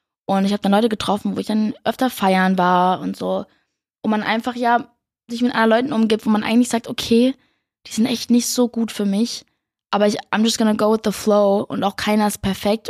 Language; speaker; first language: German; native; German